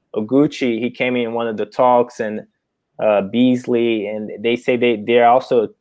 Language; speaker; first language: English; non-native, fluent; Portuguese